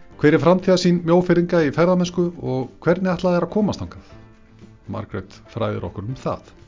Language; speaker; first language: Icelandic; native; Icelandic